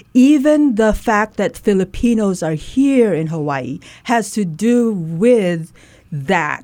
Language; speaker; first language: English; non-native, local second language; Waray